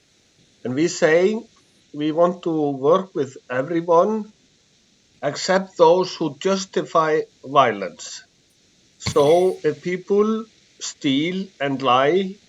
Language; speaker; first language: English; non-native, fluent; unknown